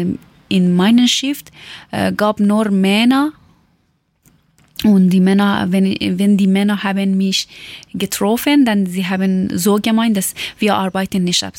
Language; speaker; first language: German; non-native, learner; Persian